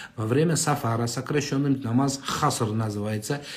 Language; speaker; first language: Russian; non-native, local second language; Kazakh